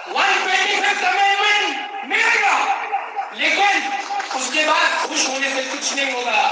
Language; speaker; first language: Hindi; non-native, local second language; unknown